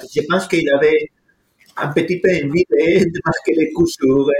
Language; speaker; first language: French; non-native, fluent; Spanish